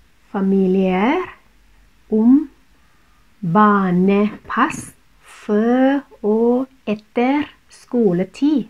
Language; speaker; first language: Norwegian; non-native, fluent; Thai